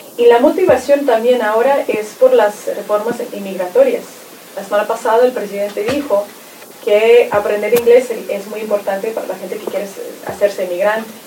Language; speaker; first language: Spanish; non-native, fluent; Russian